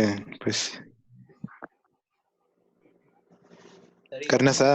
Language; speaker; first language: Spanish; native; Spanish